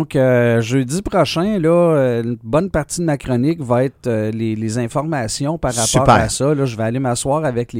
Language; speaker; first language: French; native; French